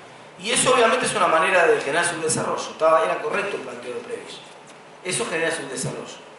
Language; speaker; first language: Spanish; native; Spanish